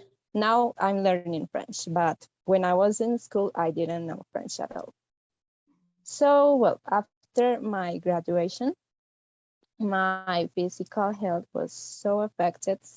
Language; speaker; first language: English; non-native, fluent; Spanish